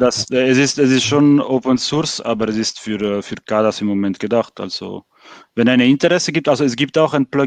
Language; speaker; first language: German; non-native, fluent; French